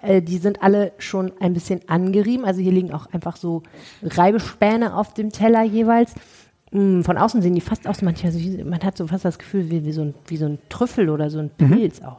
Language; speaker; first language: German; native; German